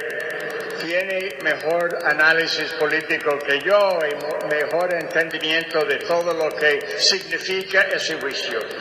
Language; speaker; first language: Spanish; non-native, fluent; English